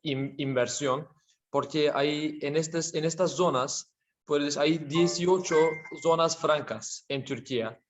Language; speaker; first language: Spanish; non-native, learner; Turkish